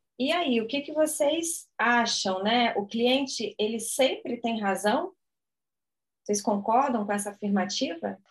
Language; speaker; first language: Portuguese; native; Portuguese